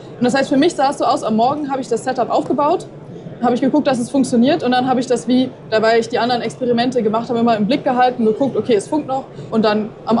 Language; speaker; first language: German; native; German